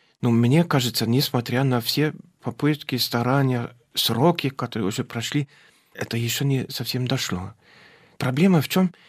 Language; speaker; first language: Russian; non-native, fluent; German